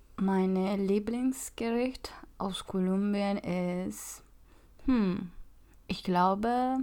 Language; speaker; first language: German; non-native, learner; Spanish